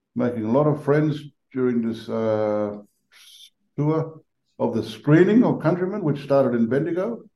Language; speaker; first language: English; native; English